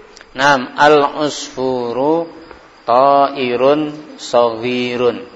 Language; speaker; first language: Arabic; non-native, fluent; Indonesian